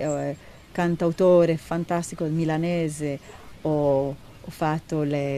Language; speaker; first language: Italian; non-native, learner; Hebrew